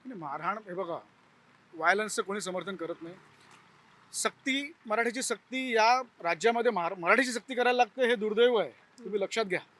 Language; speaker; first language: Marathi; non-native, local second language; Gujarati